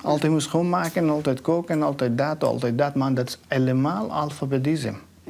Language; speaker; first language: Dutch; non-native, learner; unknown